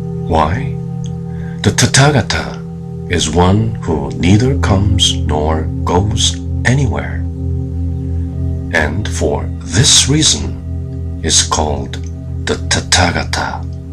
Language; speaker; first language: English; non-native, fluent; Korean